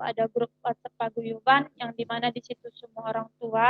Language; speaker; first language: Indonesian; native; Indonesian